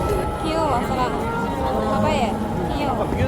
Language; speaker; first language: Korean; non-native, learner; Filipino